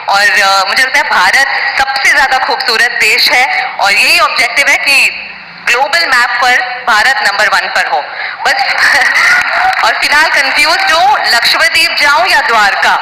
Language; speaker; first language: Hindi; native; Hindi